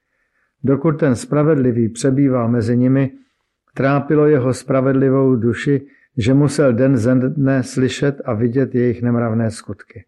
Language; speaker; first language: Czech; native; Czech